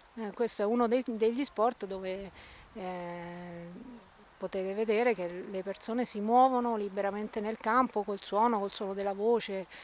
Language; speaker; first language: Italian; native; Italian